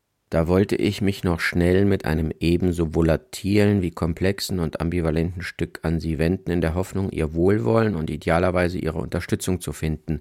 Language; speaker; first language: German; native; German